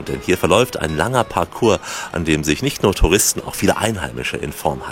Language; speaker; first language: German; native; German